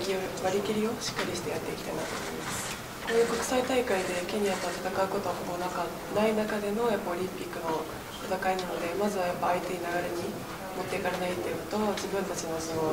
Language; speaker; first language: Japanese; native; Japanese